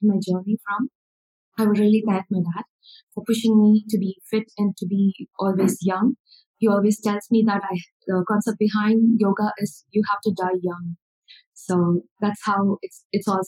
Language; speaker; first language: English; non-native, local second language; Tamil